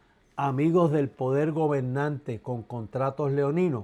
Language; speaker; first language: Spanish; native; Spanish